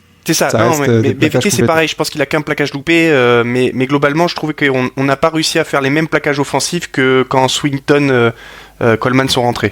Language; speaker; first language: French; native; French